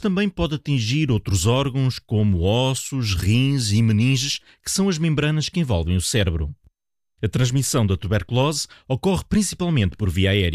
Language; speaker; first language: Portuguese; native; Portuguese